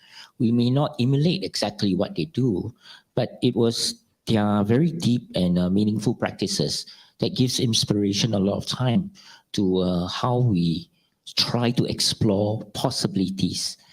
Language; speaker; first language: English; non-native, local second language; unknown